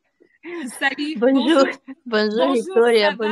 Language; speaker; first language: French; non-native, learner; Ukrainian